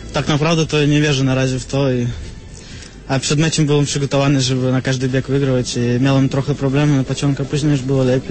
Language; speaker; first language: Polish; non-native, learner; Russian